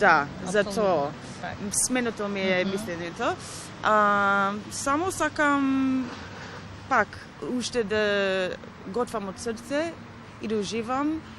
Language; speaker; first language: Macedonian; early bilingual, heritage; Macedonian